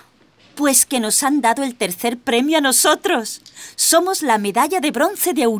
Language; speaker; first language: Spanish; native; Spanish